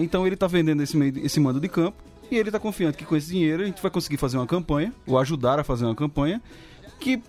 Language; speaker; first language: Portuguese; native; Portuguese